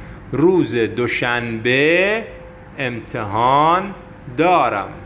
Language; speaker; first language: Persian; non-native, fluent; Arabic